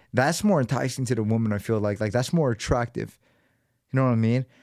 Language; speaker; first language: English; native; English